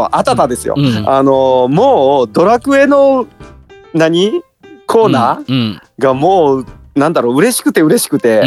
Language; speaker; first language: Japanese; native; Japanese